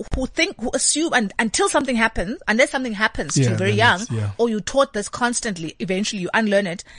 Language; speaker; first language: English; non-native, local second language; Xhosa